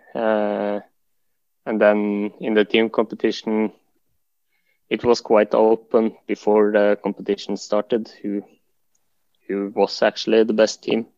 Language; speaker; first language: English; non-native, fluent; Norwegian